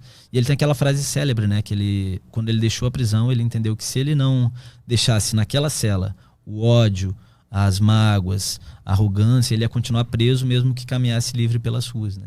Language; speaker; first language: Portuguese; native; Portuguese